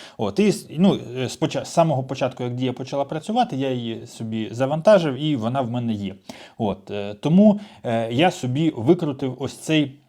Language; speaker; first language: Ukrainian; non-native, local second language; Russian